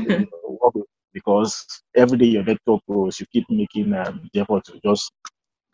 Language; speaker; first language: English; non-native, local second language; Yoruba